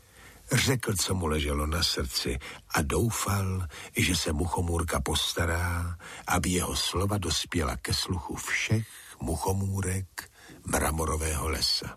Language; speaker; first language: Czech; native; Czech